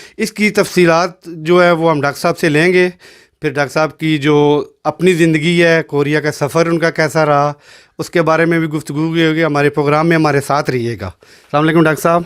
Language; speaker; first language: Urdu; non-native, local second language; Punjabi